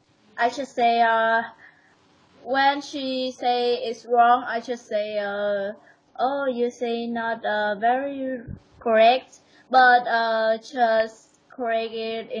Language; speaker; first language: English; non-native, learner; Vietnamese